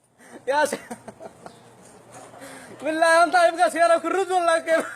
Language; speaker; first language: Arabic; non-native, learner; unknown